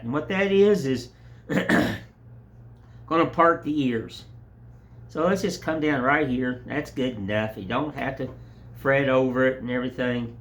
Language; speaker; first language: English; native; English